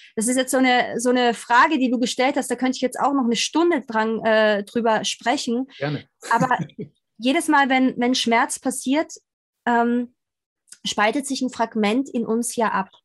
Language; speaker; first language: German; native; German